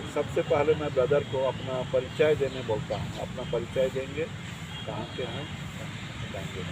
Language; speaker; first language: Hindi; non-native, local second language; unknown